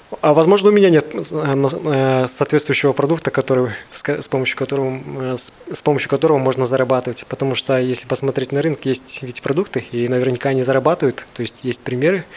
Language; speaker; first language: Russian; native; Russian